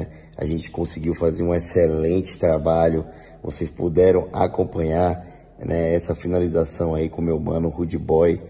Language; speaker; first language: Portuguese; native; Portuguese